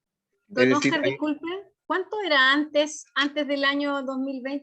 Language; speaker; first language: Spanish; native; Spanish